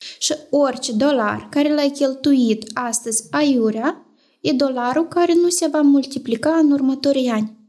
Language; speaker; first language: Romanian; native; Romanian